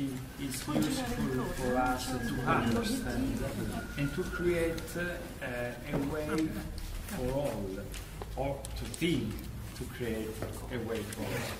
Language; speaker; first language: English; non-native, learner; Italian